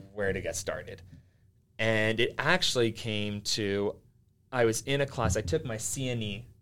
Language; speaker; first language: English; early bilingual, other home language; Finnish